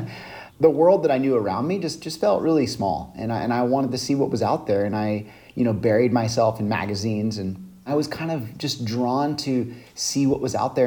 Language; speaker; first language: English; native; English